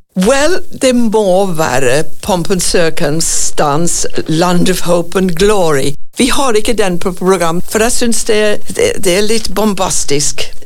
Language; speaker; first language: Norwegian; non-native, fluent; English